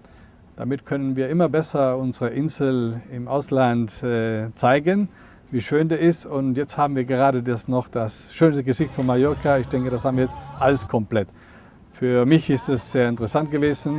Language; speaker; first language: German; non-native, fluent; Spanish